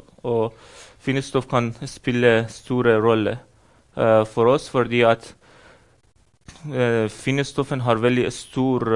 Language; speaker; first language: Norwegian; non-native, fluent; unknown